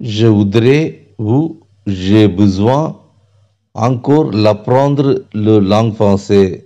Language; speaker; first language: French; non-native, learner; Tamil